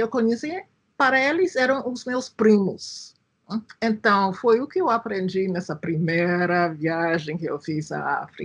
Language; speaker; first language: Portuguese; non-native, fluent; English